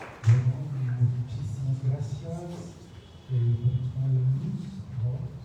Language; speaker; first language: Spanish; non-native, fluent; French